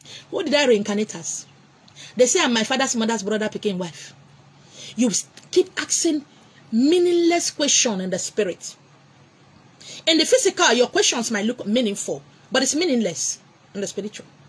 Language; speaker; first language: English; non-native, local second language; Igbo